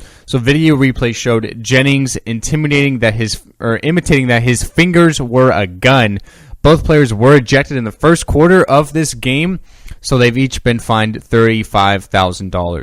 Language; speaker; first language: English; native; English